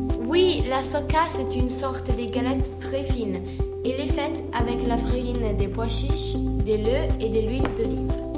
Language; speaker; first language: French; non-native, learner; Italian